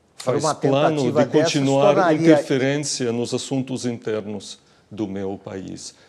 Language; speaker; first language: Portuguese; non-native, fluent; Ukrainian